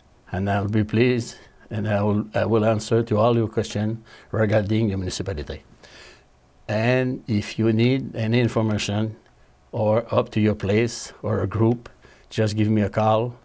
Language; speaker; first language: English; non-native, learner; French